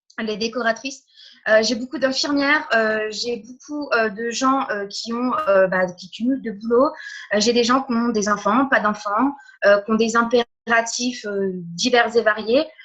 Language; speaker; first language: French; early bilingual, other home language; Portuguese